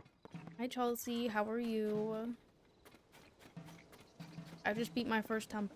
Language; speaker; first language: English; native; English